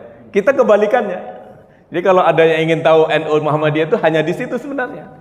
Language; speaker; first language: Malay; non-native, local second language; Javanese